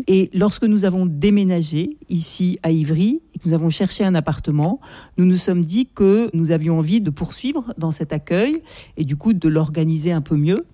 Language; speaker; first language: French; native; French